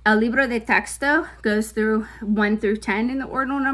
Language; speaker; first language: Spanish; non-native, fluent; English